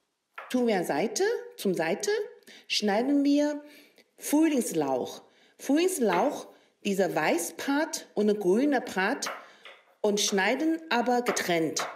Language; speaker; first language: German; non-native, learner; Chinese